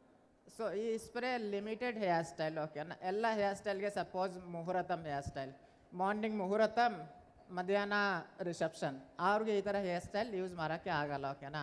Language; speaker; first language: Kannada; non-native, learner; Bangla